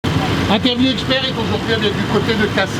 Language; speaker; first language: French; native; French